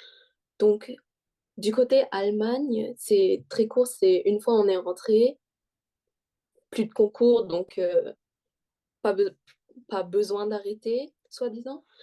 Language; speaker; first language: French; early bilingual, heritage; French